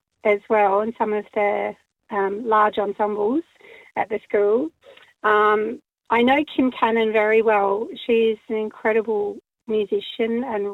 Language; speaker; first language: English; native; English